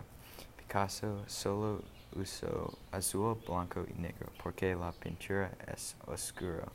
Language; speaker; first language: Spanish; non-native, learner; English